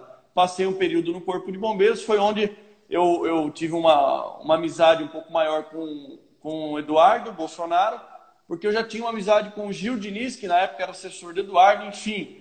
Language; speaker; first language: Portuguese; native; Portuguese